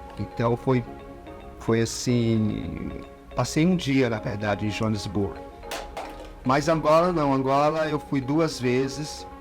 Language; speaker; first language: Portuguese; native; Portuguese